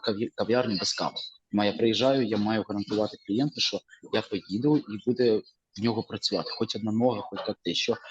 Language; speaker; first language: Ukrainian; native; Ukrainian